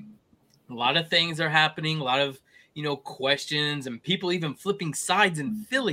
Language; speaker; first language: English; native; English